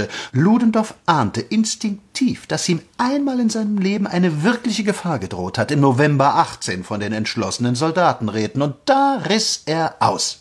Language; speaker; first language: German; native; German